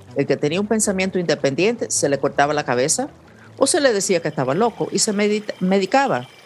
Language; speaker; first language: Spanish; non-native, fluent; English